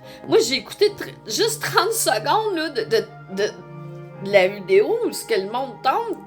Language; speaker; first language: French; native; French